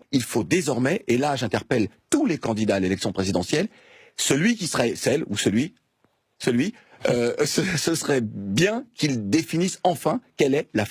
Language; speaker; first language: French; native; French